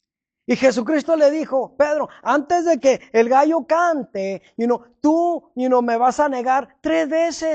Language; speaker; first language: Spanish; early bilingual, heritage; Spanish